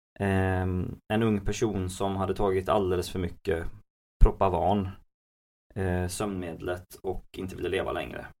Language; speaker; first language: Swedish; native; Swedish